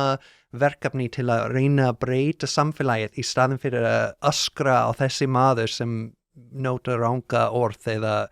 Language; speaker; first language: Icelandic; non-native, learner; English